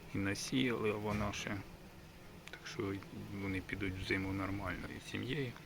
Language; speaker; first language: Ukrainian; native; Ukrainian